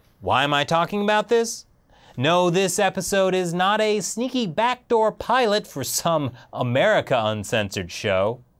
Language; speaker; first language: English; native; English